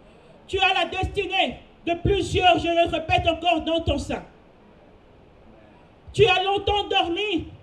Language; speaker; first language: French; non-native, local second language; Lingala